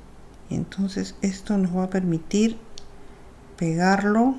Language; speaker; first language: Spanish; native; Spanish